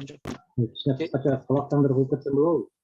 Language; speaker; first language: Kyrgyz; native; Kyrgyz